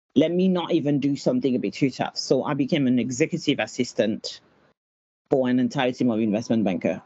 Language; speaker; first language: English; non-native, fluent; French